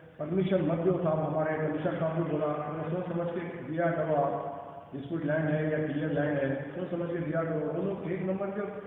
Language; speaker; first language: Urdu; native; Urdu